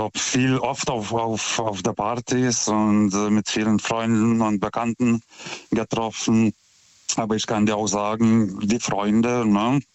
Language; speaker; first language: German; non-native, fluent; Lithuanian